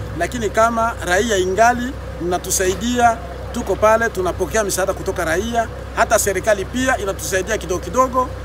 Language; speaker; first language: Swahili; native; Swahili